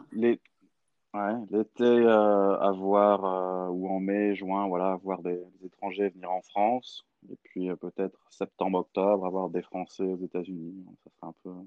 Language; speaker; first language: French; native; French